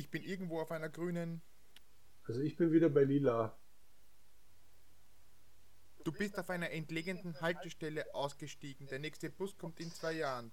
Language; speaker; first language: German; native; German